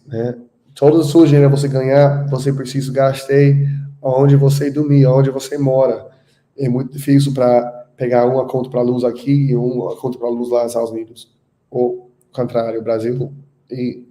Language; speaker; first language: Portuguese; non-native, learner; English